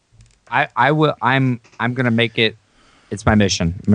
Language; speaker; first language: English; native; English